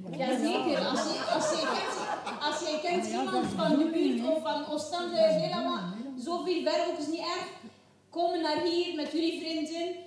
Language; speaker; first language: Dutch; non-native, learner; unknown